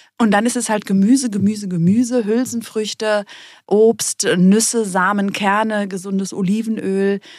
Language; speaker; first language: German; early bilingual, other home language; Greek